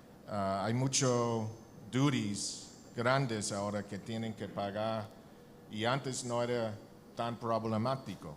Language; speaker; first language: Spanish; non-native, learner; English